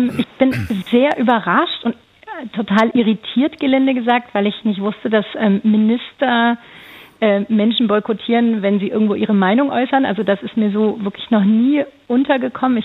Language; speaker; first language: German; early bilingual, other home language; Turkish